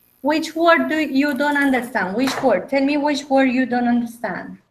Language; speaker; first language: English; non-native, fluent; Spanish